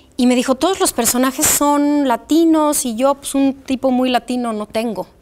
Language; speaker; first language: Spanish; early bilingual, other home language; Polish